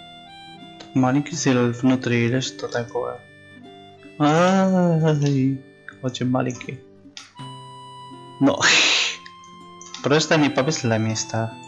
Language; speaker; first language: Russian; non-native, learner; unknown